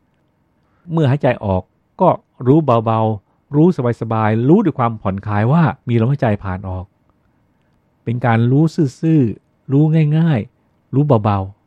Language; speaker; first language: Thai; native; Thai